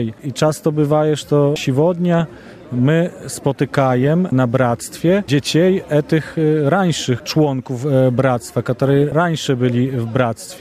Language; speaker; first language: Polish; non-native, local second language; Belarusian